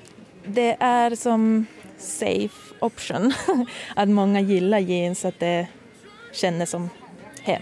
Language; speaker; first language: Swedish; non-native, fluent; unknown